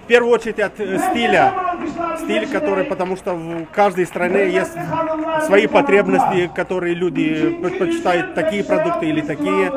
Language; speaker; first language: Russian; non-native, local second language; Azerbaijani